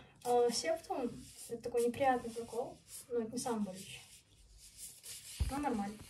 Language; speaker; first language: Russian; native; Russian